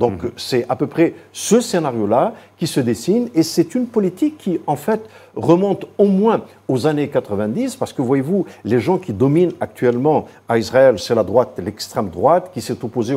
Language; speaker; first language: French; non-native, local second language; Arabic